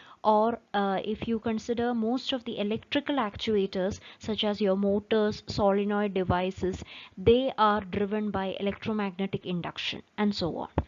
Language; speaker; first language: English; non-native, local second language; Malayalam